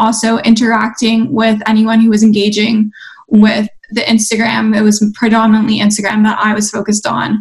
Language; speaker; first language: English; native; English